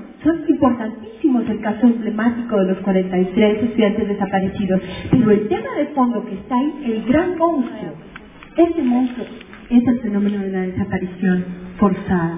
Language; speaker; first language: Spanish; native; Spanish